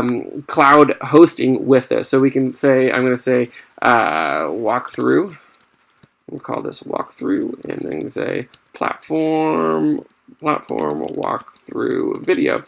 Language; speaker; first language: English; native; English